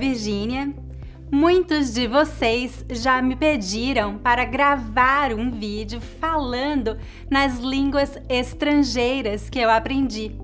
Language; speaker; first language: English; non-native, fluent; Portuguese